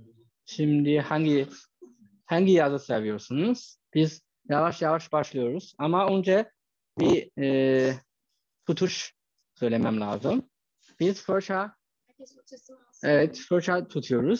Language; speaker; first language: Turkish; non-native, fluent; Chinese